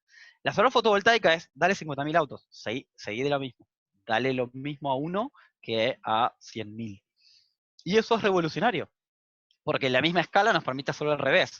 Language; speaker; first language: Spanish; native; Spanish